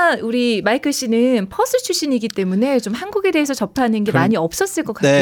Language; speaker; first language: Korean; native; Korean